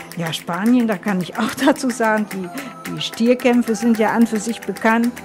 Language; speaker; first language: German; native; German